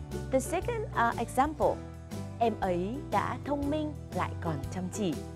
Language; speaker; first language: Vietnamese; native; Vietnamese